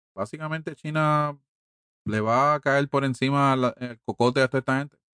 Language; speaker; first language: Spanish; early bilingual, heritage; Spanish